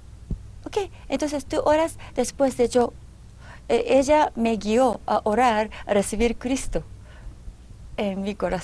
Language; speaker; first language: Spanish; non-native, fluent; Japanese